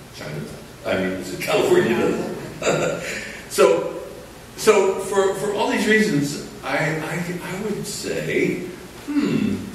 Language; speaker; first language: English; native; English